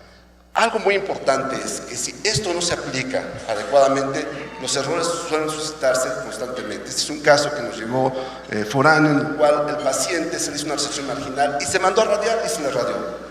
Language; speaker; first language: Spanish; native; Spanish